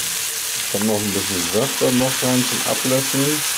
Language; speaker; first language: German; native; German